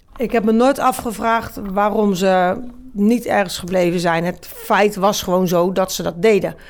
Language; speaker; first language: Dutch; native; Dutch